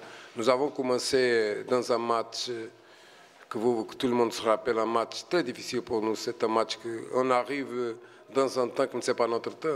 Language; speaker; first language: French; non-native, fluent; Portuguese